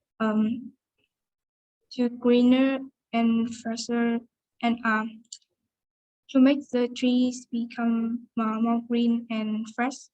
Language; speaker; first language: English; non-native, learner; Vietnamese